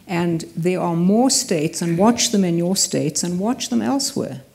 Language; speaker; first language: English; native; English